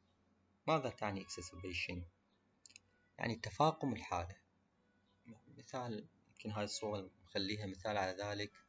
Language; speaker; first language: Arabic; native; Arabic